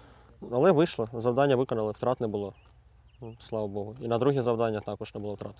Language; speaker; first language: Ukrainian; native; Ukrainian